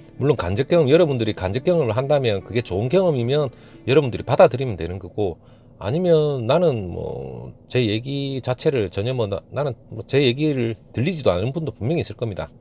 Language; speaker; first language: Korean; native; Korean